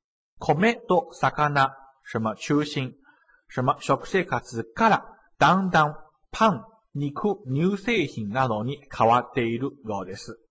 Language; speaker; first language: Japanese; non-native, fluent; Chinese